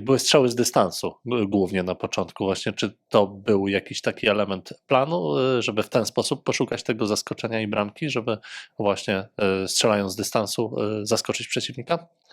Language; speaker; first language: Polish; native; Polish